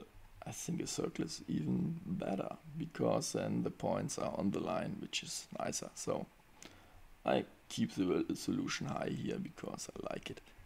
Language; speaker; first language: English; non-native, fluent; German